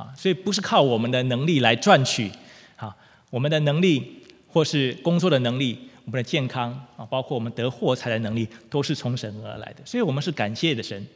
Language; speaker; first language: Chinese; native; Chinese